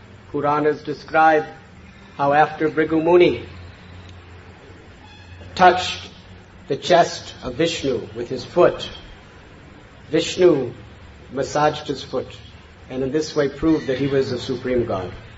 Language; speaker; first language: English; native; English